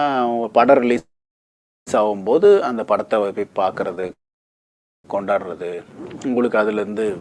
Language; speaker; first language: Tamil; native; Tamil